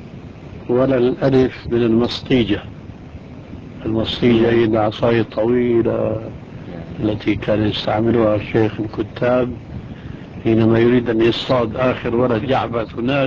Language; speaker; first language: Arabic; early bilingual, other home language; Albanian